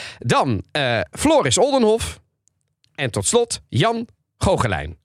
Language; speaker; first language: Dutch; early bilingual, other home language; Italian